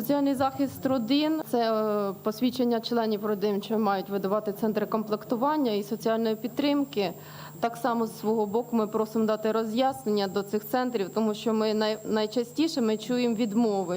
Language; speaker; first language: Ukrainian; native; Ukrainian